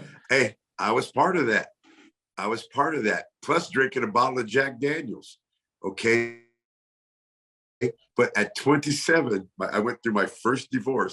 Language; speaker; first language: English; native; English